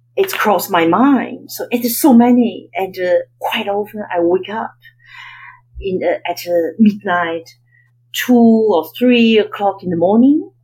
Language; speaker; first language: English; non-native, fluent; Chinese